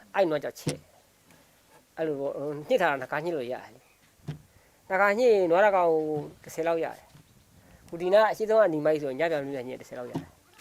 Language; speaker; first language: Burmese; native; Burmese